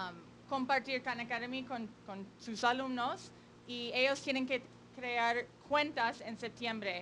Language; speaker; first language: Spanish; non-native, fluent; English